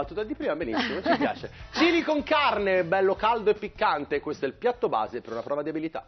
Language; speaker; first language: Italian; native; Italian